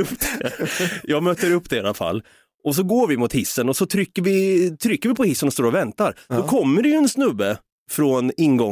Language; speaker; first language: Swedish; native; Swedish